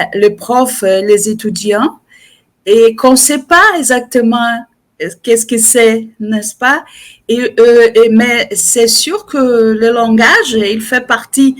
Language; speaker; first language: French; non-native, fluent; Portuguese